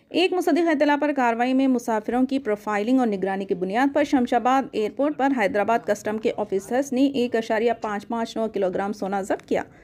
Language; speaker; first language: Urdu; native; Urdu